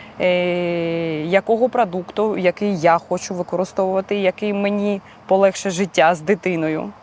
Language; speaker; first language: Ukrainian; non-native, local second language; Russian